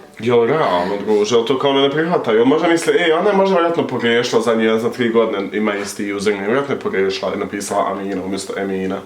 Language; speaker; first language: Bosnian; native; Bosnian